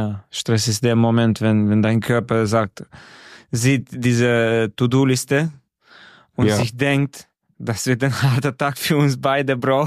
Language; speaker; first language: German; non-native, fluent; Romanian